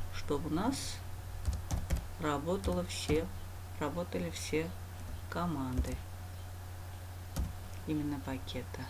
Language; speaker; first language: Russian; non-native, local second language; Uzbek